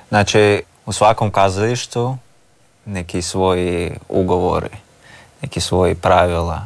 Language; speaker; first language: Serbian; non-native, learner; Russian